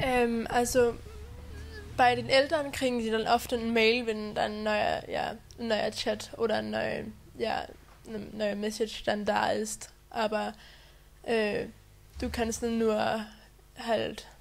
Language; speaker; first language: German; non-native, fluent; Danish